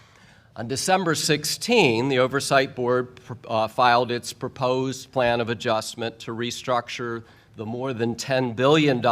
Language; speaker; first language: English; native; English